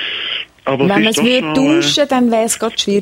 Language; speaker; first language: German; native; German